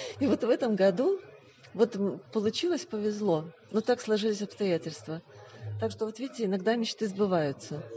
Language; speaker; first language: Russian; native; Russian